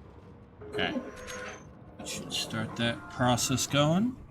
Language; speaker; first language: English; native; English